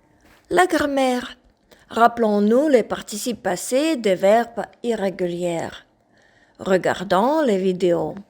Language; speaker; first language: French; non-native, fluent; Ukrainian